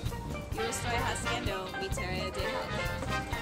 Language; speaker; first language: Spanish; non-native, learner; English